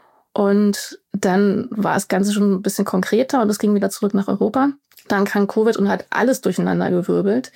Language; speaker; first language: German; native; German